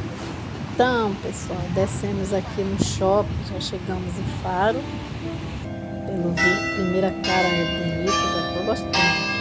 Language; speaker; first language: Portuguese; native; Portuguese